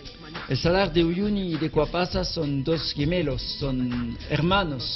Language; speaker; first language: Spanish; non-native, learner; French